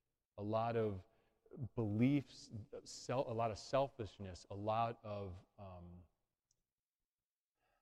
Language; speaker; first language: English; native; English